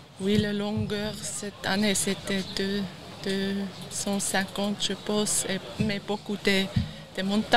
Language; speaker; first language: French; non-native, learner; German